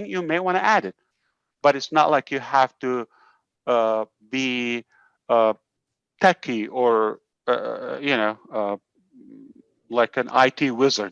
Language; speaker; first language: English; non-native, fluent; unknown